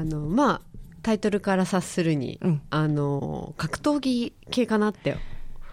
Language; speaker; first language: Japanese; native; Japanese